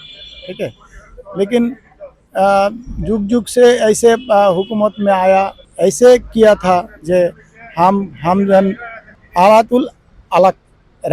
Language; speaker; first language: Hindi; non-native, learner; Bangla